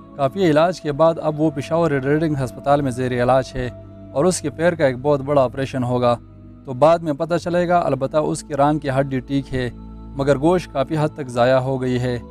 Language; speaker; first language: Urdu; non-native, local second language; Pashto